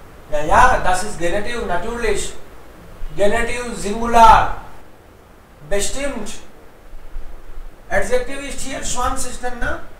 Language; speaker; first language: German; non-native, fluent; Hindi